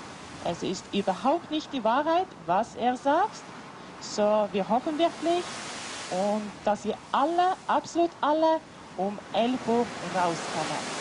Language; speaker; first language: German; non-native, learner; Norwegian